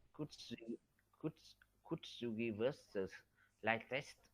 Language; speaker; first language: English; non-native, learner; Vietnamese